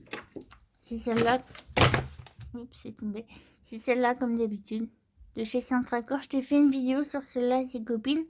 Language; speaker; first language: French; native; French